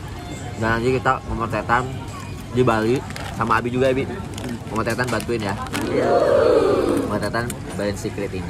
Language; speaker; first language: Indonesian; native; Indonesian